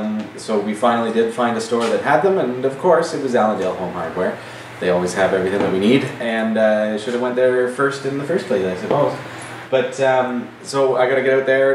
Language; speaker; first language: English; native; English